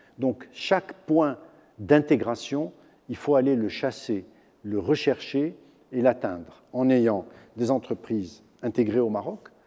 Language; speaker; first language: French; non-native, local second language; Arabic